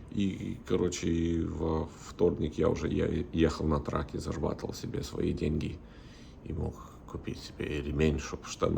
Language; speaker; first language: Russian; early bilingual, heritage; Russian